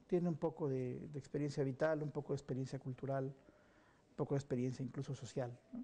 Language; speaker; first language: Spanish; native; Spanish